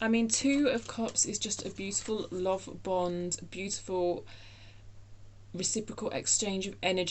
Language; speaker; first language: English; native; English